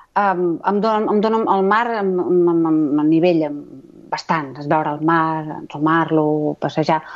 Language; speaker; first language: Catalan; native; Catalan